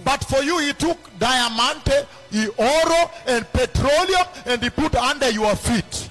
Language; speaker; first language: English; non-native, local second language; Luo (Kenya and Tanzania)